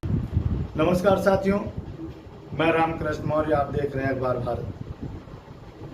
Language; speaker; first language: Hindi; native; Hindi